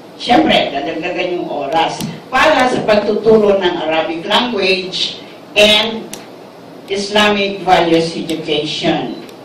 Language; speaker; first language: Filipino; non-native, local second language; Waray